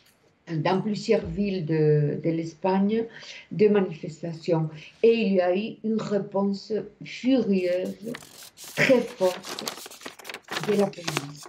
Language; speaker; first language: French; non-native, fluent; Spanish